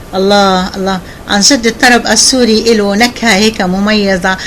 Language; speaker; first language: Arabic; native; Arabic